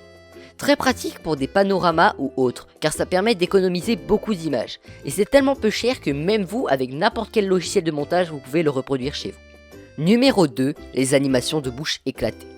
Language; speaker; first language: French; native; French